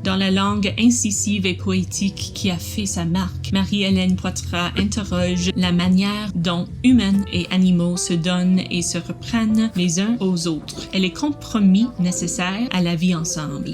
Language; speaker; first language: French; non-native, learner; English